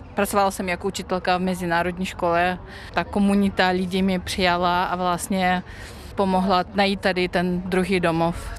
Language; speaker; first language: Czech; non-native, fluent; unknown